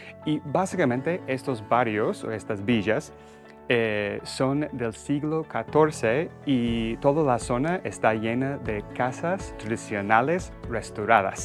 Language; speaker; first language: Spanish; non-native, fluent; English